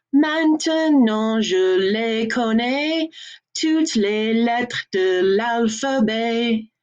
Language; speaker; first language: French; non-native, fluent; English